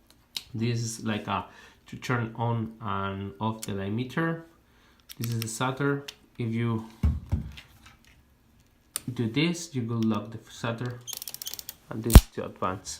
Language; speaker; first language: English; non-native, fluent; Spanish